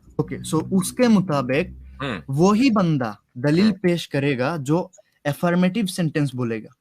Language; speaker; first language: Hindi; non-native, fluent; Bangla